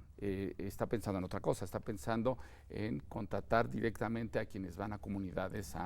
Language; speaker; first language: Spanish; native; Spanish